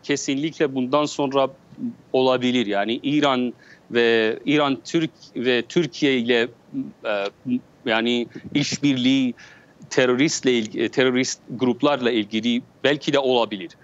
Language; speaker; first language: Turkish; non-native, learner; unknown